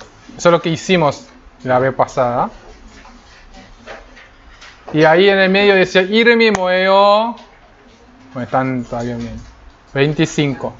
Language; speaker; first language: Spanish; non-native, fluent; Korean